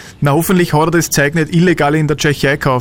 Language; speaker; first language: German; native; German